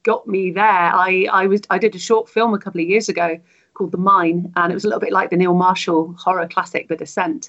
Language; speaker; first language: English; native; English